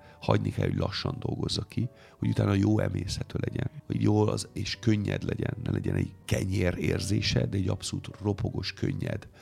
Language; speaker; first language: Hungarian; non-native, fluent; Italian